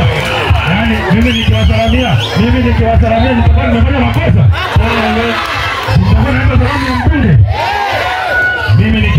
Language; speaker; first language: Swahili; non-native, local second language; Luyia